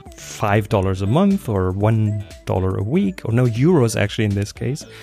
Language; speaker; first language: English; non-native, fluent; German